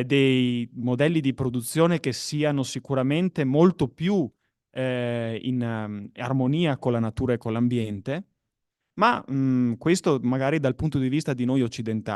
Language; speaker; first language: Italian; native; Italian